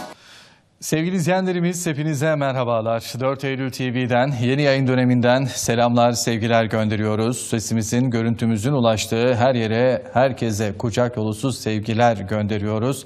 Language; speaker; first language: Turkish; native; Turkish